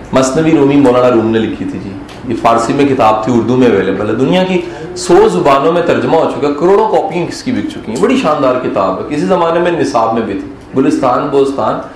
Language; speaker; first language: Urdu; non-native, local second language; Punjabi